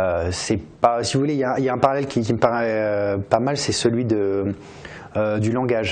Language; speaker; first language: French; native; French